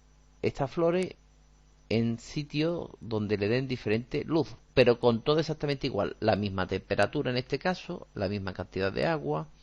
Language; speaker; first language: Spanish; native; Spanish